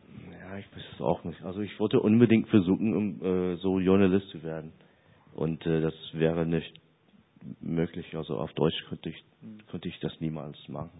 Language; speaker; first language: German; non-native, fluent; English